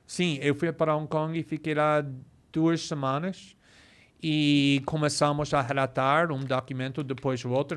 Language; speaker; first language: Portuguese; non-native, fluent; English